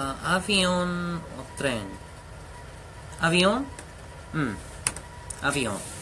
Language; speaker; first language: Spanish; non-native, learner; Korean